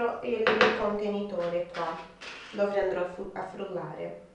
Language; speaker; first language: Italian; non-native, fluent; Portuguese